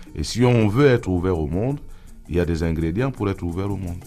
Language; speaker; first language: French; non-native, local second language; Duala